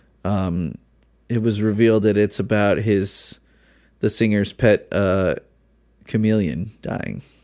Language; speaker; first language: English; native; English